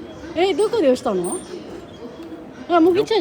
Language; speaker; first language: Japanese; non-native, fluent; Filipino